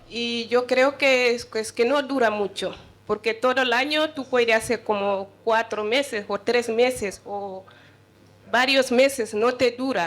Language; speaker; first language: Spanish; non-native, learner; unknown